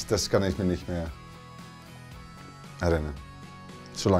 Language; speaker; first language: German; non-native, learner; Dutch